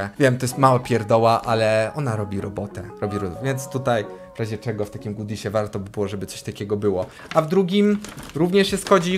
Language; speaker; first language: Polish; native; Polish